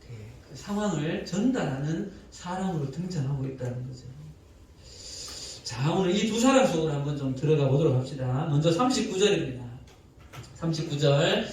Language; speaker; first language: Korean; native; Korean